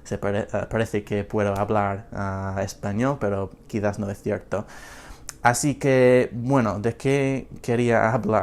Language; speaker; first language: Spanish; non-native, fluent; English